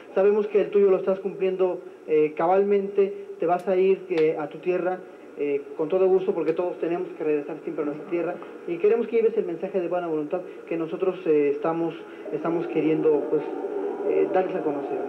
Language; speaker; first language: Spanish; native; Spanish